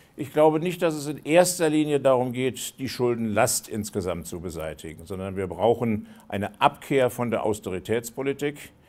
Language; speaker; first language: German; native; German